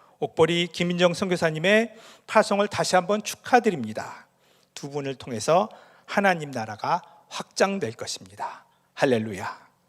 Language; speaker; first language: Korean; native; Korean